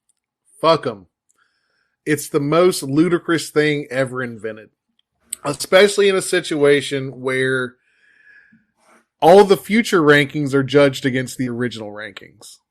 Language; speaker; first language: English; native; English